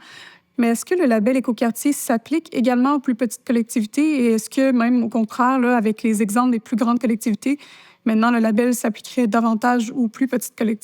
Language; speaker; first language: French; native; French